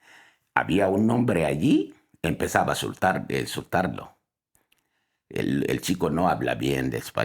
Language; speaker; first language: Spanish; non-native, fluent; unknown